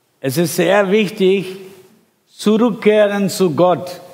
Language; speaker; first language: German; non-native, fluent; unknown